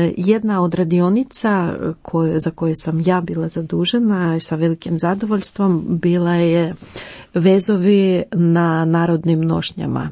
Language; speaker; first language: Croatian; non-native, fluent; Ukrainian